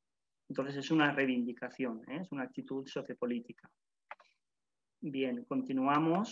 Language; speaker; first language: Spanish; native; Spanish